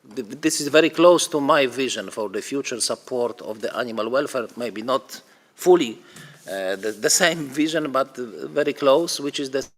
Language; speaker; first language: English; non-native, fluent; Polish